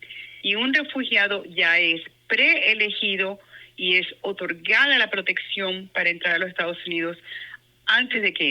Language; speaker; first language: Spanish; non-native, local second language; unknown